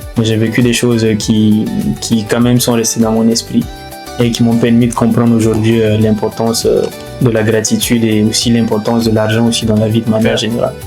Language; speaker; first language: French; non-native, local second language; Fula